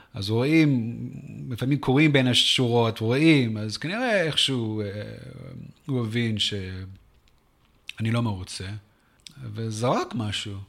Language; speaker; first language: Hebrew; non-native, fluent; English